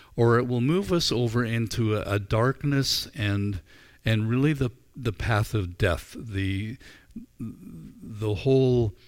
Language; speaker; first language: English; native; English